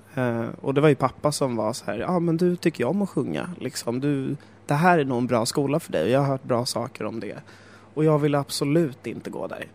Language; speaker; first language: Swedish; native; Swedish